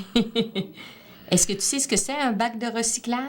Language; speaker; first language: French; native; French